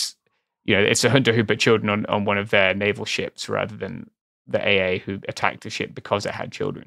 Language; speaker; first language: English; native; English